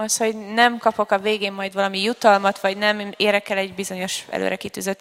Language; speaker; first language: Hungarian; native; Hungarian